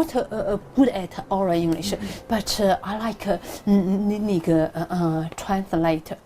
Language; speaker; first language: English; non-native, learner; Chinese